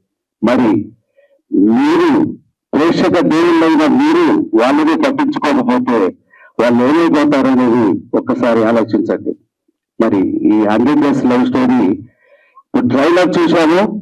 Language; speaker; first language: Telugu; native; Telugu